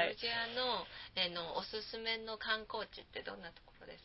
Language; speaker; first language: Japanese; native; Japanese